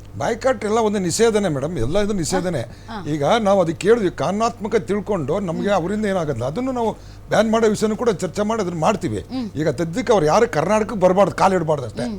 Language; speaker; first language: Kannada; native; Kannada